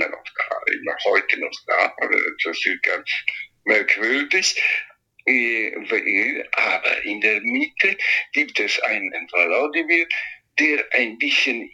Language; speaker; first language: German; non-native, local second language; Italian